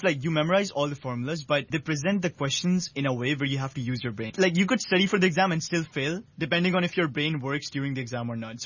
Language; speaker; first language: English; non-native, local second language; Urdu